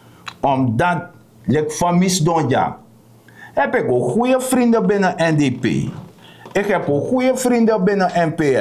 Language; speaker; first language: Dutch; non-native, local second language; Sranan Tongo